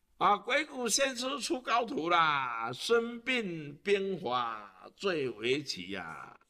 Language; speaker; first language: Chinese; native; Chinese